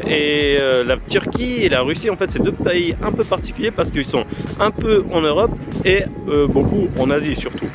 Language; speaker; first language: French; native; French